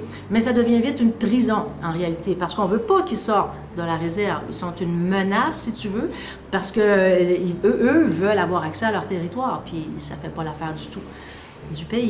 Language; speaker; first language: French; native; French